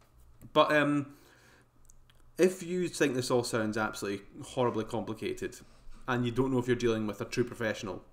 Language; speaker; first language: English; native; English